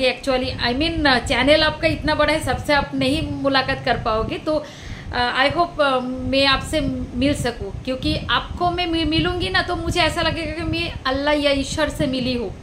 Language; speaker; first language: Hindi; non-native, local second language; Bangla